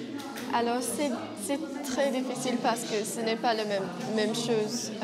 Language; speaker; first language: French; non-native, learner; English